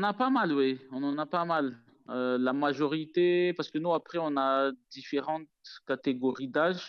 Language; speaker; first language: French; non-native, local second language; Malagasy